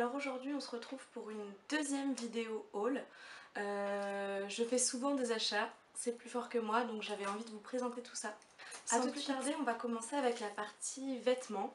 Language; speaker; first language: French; native; French